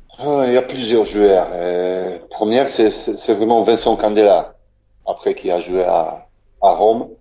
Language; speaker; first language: French; non-native, learner; Polish